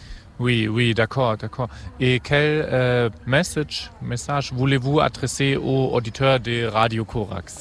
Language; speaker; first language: French; non-native, learner; German